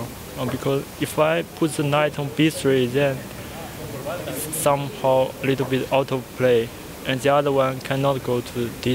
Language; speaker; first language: English; non-native, learner; Chinese